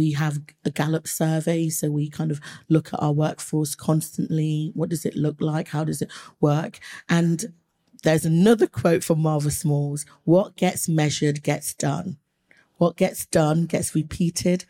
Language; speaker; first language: English; native; English